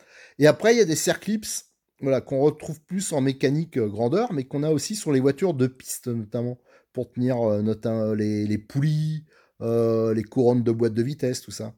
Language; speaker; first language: French; native; French